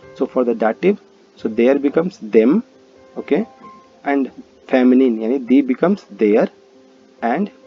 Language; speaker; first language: English; non-native, local second language; Hindi